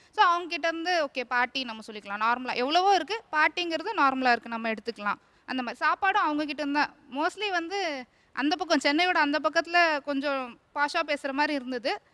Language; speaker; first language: Tamil; native; Tamil